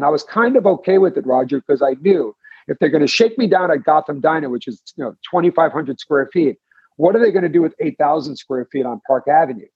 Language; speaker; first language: English; native; English